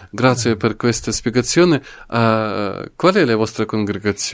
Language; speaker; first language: Italian; non-native, learner; Ukrainian